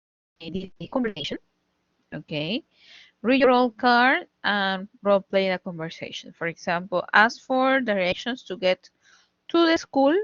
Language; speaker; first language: English; non-native, fluent; Spanish